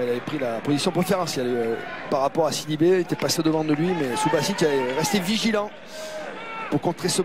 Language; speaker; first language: French; native; French